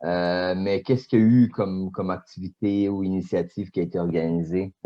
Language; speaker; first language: French; native; French